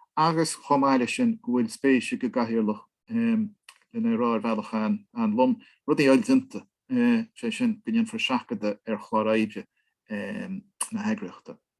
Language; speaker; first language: Irish; native; Irish